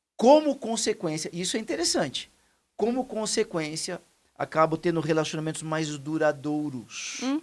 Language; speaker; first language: Portuguese; native; Portuguese